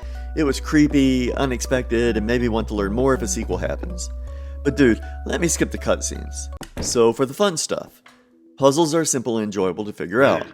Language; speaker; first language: English; native; English